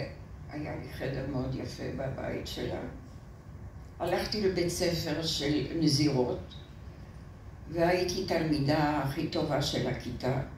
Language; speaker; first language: Hebrew; non-native, fluent; French